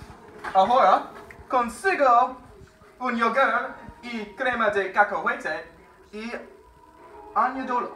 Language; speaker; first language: Spanish; non-native, learner; English